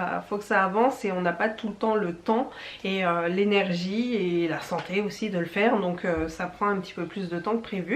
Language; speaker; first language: French; native; French